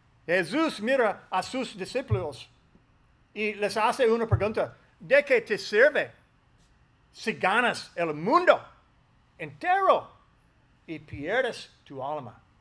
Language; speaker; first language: Spanish; non-native, learner; English